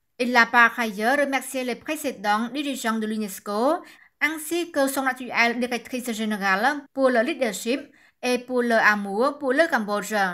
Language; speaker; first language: French; non-native, fluent; Khmer